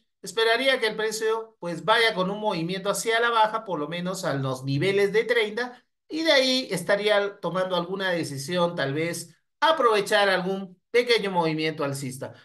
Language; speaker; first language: Spanish; native; Spanish